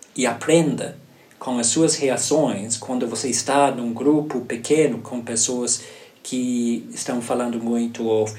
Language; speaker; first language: Portuguese; non-native, fluent; English